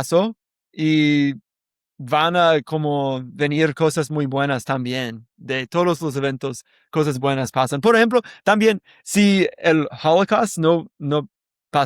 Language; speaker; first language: Spanish; non-native, learner; English